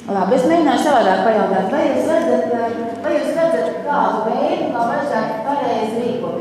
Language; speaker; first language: Latvian; native; Latvian